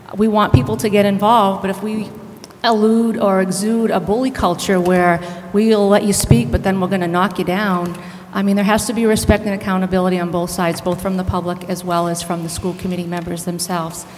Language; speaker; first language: English; native; English